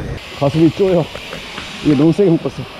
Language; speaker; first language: Korean; native; Korean